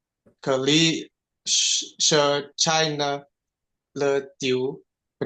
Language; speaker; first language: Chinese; non-native, learner; Indonesian